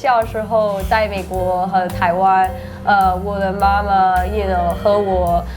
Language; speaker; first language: Chinese; early bilingual, heritage; English